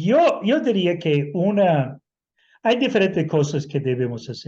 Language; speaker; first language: Spanish; non-native, fluent; English